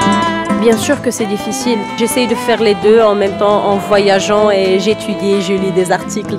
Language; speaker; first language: French; non-native, local second language; Arabic